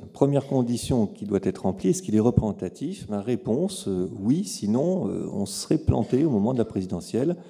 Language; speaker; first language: French; native; French